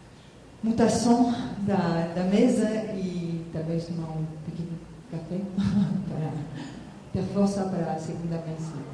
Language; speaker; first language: Portuguese; non-native, fluent; French